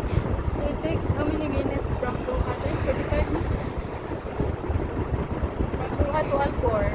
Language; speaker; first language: English; non-native, local second language; Filipino